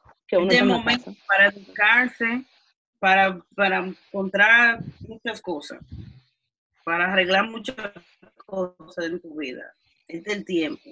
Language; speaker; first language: Spanish; early bilingual, heritage; Spanish